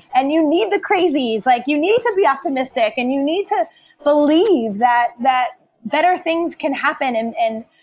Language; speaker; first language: English; native; English